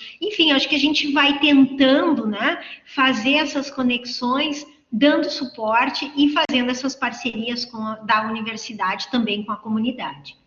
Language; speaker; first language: Portuguese; native; Portuguese